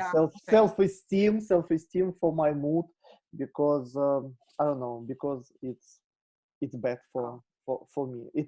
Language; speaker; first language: English; non-native, learner; Russian